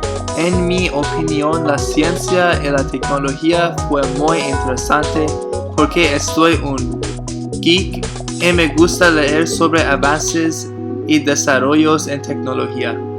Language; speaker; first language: Spanish; non-native, learner; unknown